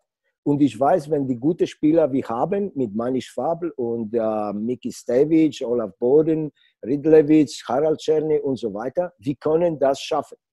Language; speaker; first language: German; non-native, learner; Polish